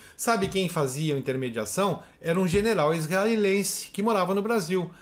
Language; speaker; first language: Portuguese; native; Portuguese